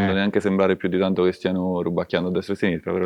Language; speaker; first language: Italian; native; Italian